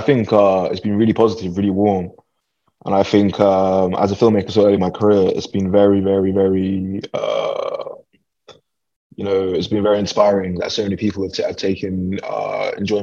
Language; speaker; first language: English; native; English